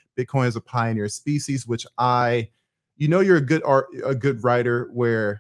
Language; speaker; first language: English; native; English